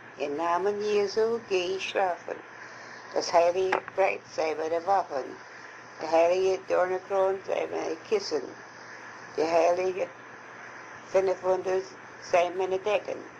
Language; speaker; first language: German; early bilingual, heritage; German